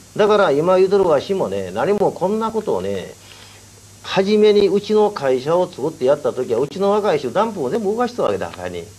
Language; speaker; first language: Japanese; early bilingual, other home language; Korean